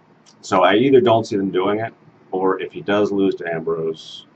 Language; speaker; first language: English; native; English